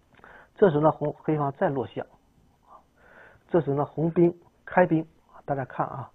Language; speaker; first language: Chinese; native; Chinese